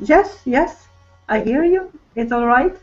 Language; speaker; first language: English; non-native, fluent; Russian